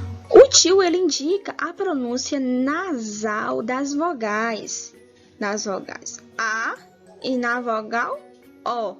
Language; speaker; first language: Portuguese; native; Portuguese